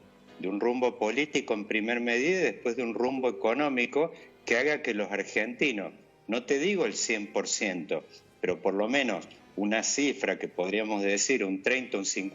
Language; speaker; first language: Spanish; native; Spanish